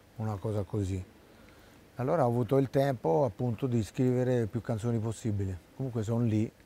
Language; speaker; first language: Italian; native; Italian